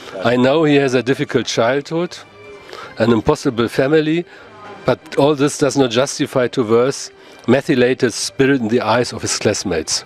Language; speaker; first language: English; non-native, fluent; German